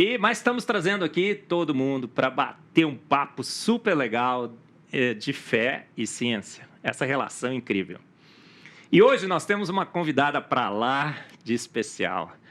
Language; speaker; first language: Portuguese; native; Portuguese